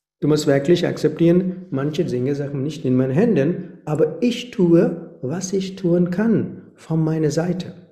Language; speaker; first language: German; non-native, fluent; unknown